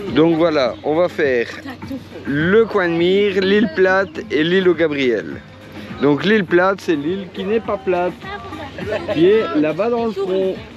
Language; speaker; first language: French; native; French